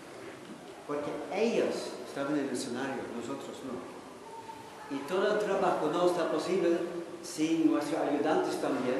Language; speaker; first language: Spanish; non-native, learner; Dutch